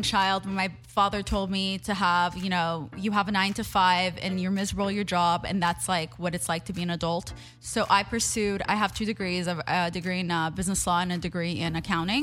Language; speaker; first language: English; non-native, fluent; Hebrew